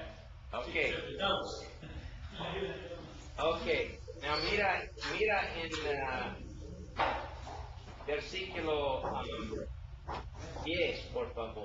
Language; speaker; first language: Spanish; non-native, learner; English